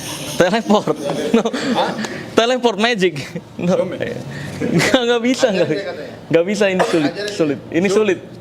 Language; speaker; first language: Indonesian; non-native, learner; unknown